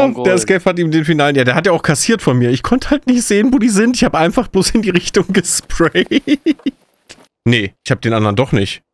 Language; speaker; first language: German; native; German